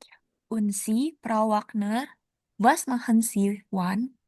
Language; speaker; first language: German; non-native, learner; Indonesian